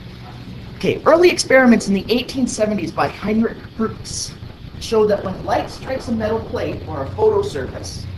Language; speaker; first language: English; native; English